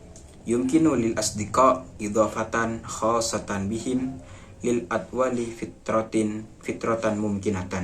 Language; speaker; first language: Arabic; non-native, learner; Indonesian